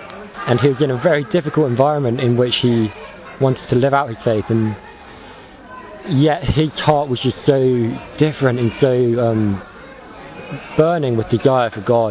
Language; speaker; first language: English; native; English